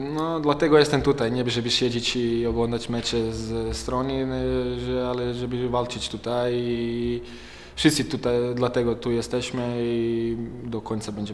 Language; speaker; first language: Polish; non-native, fluent; Croatian